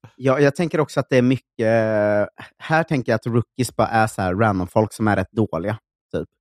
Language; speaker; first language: Swedish; native; Swedish